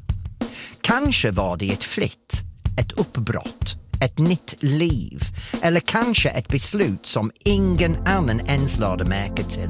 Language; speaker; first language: Swedish; non-native, fluent; English